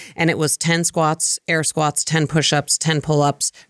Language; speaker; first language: English; native; English